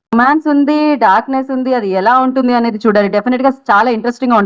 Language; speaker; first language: Telugu; native; Telugu